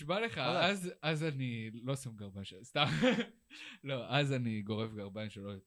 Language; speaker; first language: Hebrew; native; Hebrew